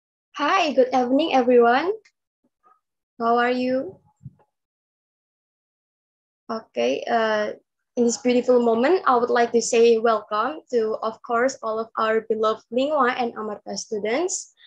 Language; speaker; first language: English; non-native, fluent; Indonesian